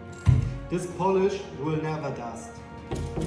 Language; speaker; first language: English; non-native, fluent; German